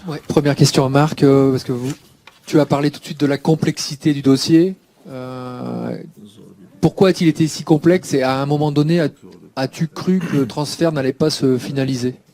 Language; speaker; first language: French; native; French